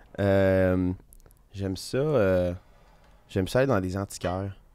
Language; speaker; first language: French; native; French